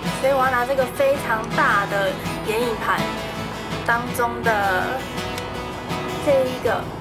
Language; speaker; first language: Chinese; native; Chinese